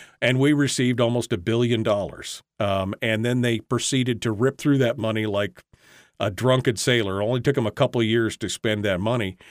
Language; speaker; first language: English; native; English